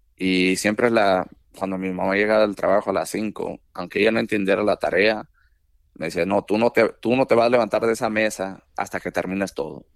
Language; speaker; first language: Spanish; early bilingual, heritage; Spanish